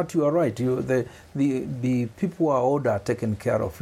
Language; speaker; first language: English; non-native, local second language; Kamba